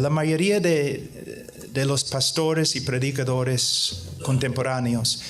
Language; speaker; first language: Spanish; non-native, fluent; English